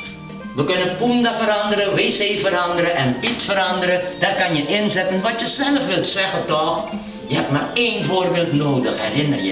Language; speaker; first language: Dutch; non-native, local second language; Papiamento